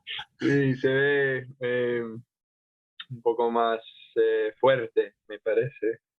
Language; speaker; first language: Spanish; non-native, fluent; English